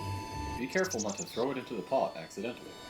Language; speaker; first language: English; native; English